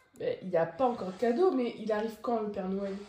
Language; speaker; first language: French; native; French